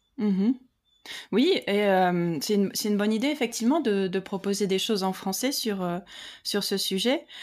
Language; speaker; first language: French; native; French